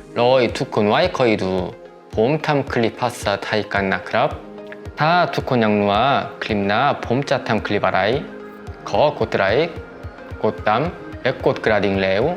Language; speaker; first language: Thai; non-native, learner; Korean